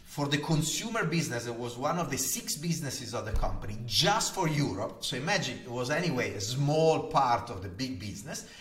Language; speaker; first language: English; non-native, fluent; Italian